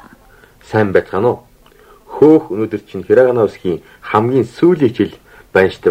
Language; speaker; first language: Mongolian; native; Mongolian